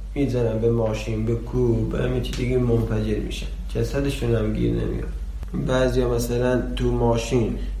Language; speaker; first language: Persian; non-native, local second language; Baluchi